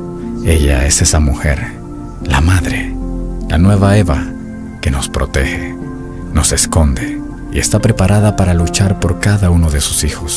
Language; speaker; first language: Spanish; native; Spanish